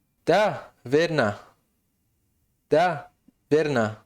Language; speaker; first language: Russian; non-native, local second language; Tajik